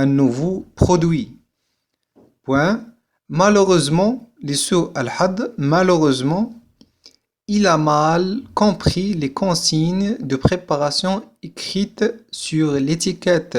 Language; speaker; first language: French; non-native, fluent; Arabic